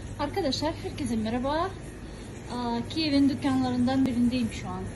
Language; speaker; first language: Turkish; non-native, fluent; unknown